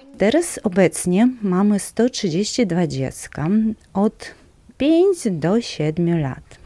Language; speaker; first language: Polish; non-native, local second language; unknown